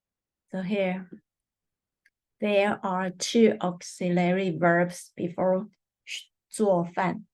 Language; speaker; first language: English; non-native, fluent; Chinese